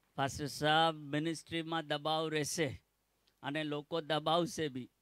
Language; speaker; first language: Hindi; non-native, local second language; Gujarati